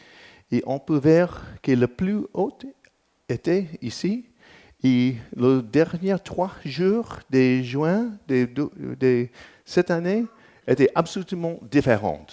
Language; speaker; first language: French; non-native, learner; English